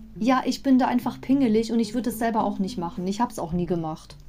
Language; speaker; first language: German; native; German